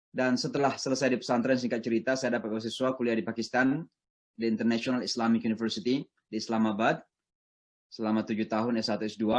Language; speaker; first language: Indonesian; non-native, local second language; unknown